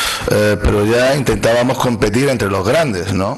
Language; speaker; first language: Spanish; native; Spanish